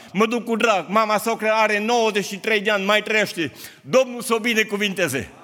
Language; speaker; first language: Romanian; non-native, local second language; Hungarian